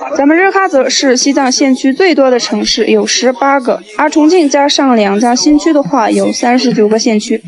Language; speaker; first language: Chinese; non-native, local second language; Tibetan